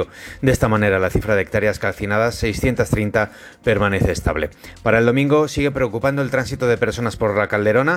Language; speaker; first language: Spanish; native; Spanish